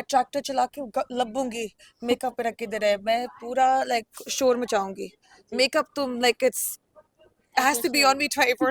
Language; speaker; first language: Hindi; non-native, learner; Punjabi